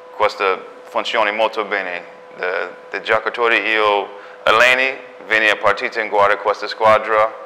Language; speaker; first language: Italian; non-native, learner; English